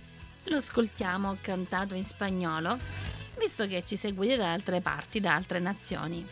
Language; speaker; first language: Italian; native; Italian